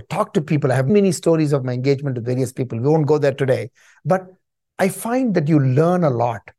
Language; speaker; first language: English; non-native, local second language; Tamil